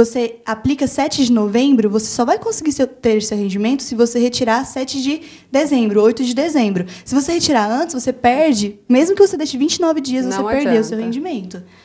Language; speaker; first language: Portuguese; native; Portuguese